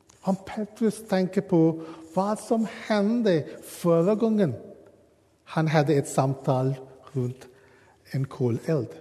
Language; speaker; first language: Swedish; non-native, learner; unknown